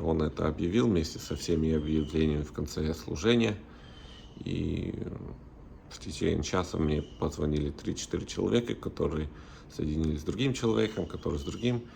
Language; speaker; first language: Russian; early bilingual, heritage; Russian